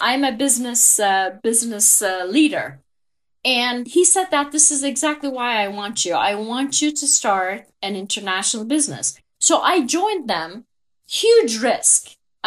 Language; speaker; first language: English; non-native, fluent; Turkish